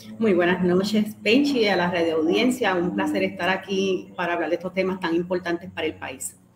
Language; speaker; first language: Spanish; native; Spanish